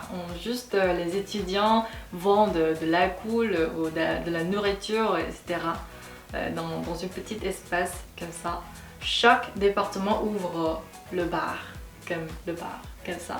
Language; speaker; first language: French; non-native, fluent; Korean